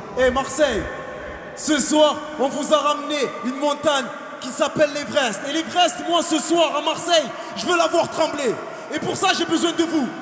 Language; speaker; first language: French; native; French